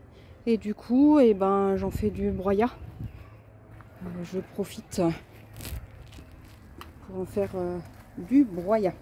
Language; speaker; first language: French; native; French